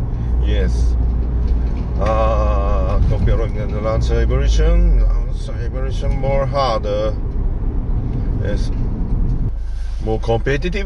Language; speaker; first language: English; non-native, learner; Japanese